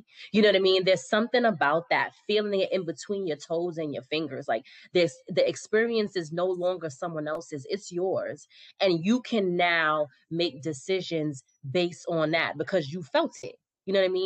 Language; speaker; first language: English; native; English